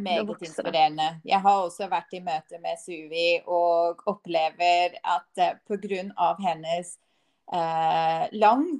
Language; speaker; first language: Norwegian; non-native, fluent; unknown